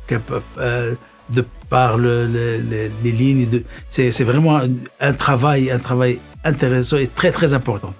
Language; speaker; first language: French; non-native, local second language; Arabic